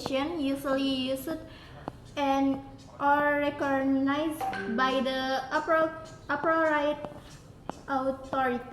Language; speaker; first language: English; non-native, learner; Indonesian